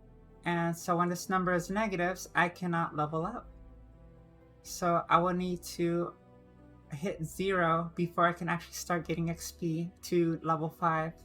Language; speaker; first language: English; native; English